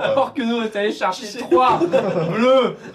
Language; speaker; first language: French; native; French